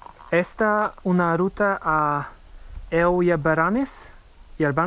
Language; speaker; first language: Spanish; non-native, learner; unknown